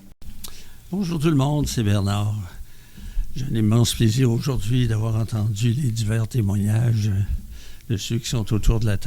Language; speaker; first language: French; native; French